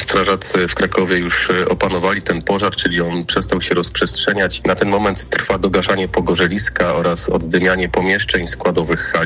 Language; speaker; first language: Polish; native; Polish